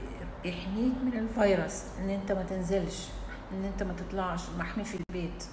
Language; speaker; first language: Arabic; native; Arabic